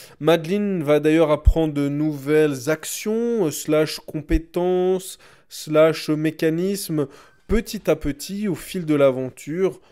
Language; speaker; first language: French; native; French